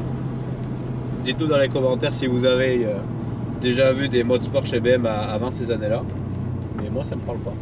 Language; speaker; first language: French; native; French